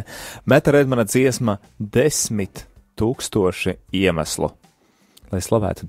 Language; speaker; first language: Latvian; native; Latvian